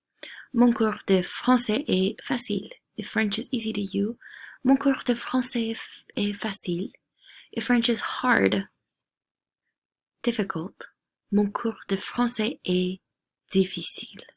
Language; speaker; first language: French; non-native, fluent; English